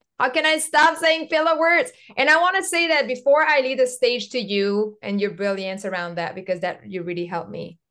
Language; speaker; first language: English; non-native, local second language; French